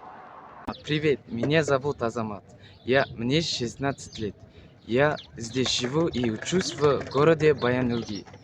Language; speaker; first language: Russian; non-native, learner; Kazakh